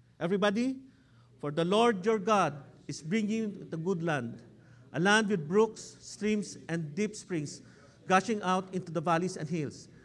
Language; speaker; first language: English; non-native, local second language; Filipino